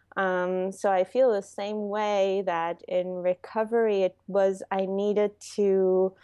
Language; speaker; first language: English; non-native, fluent; Hebrew